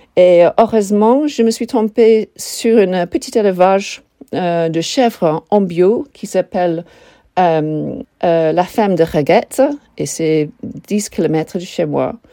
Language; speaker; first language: French; non-native, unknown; English